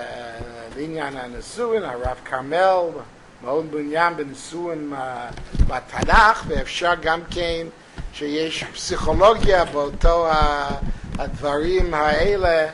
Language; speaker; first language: Hebrew; non-native, fluent; English